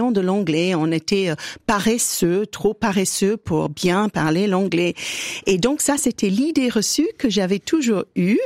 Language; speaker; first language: French; native; French